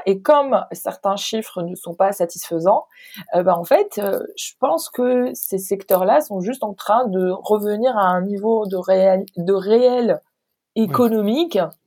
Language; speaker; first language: French; non-native, local second language; Arabic